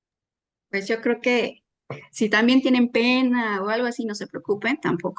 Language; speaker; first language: Spanish; native; Spanish